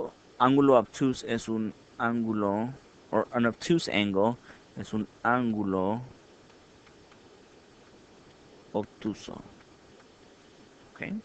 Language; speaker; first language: Spanish; early bilingual, heritage; Spanish